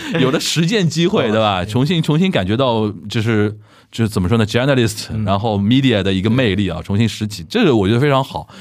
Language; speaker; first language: Chinese; native; Chinese